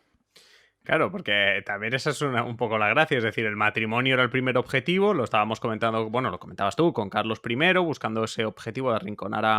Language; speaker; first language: Spanish; native; Spanish